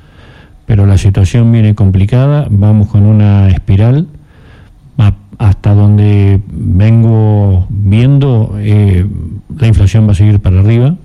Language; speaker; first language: Spanish; native; Spanish